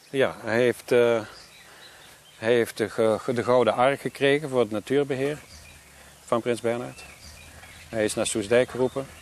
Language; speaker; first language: Dutch; native; Dutch